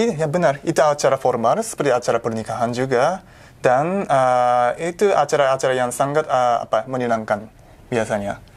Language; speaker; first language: Indonesian; non-native, fluent; Japanese